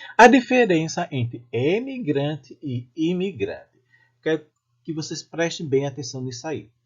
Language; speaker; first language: Portuguese; native; Portuguese